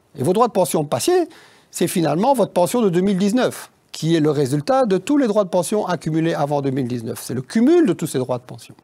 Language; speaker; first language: French; native; French